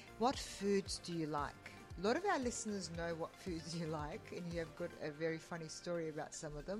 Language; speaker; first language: English; non-native, fluent; Turkish